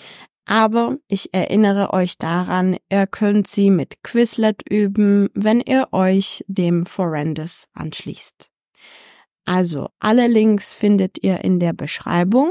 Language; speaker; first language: German; non-native, fluent; Czech